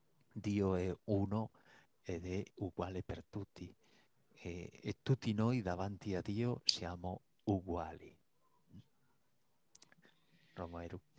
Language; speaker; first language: Italian; non-native, fluent; Spanish